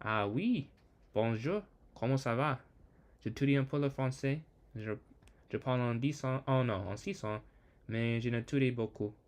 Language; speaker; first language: French; non-native, learner; English